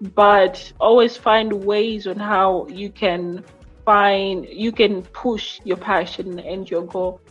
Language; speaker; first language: English; non-native, local second language; Nyanja